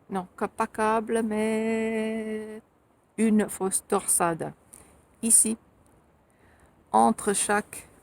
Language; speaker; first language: French; non-native, fluent; Finnish